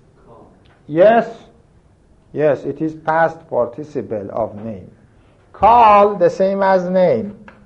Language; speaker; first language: English; non-native, fluent; Persian